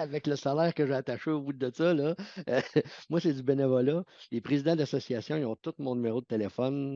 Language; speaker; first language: French; native; French